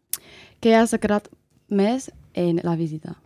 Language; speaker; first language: Catalan; non-native, learner; English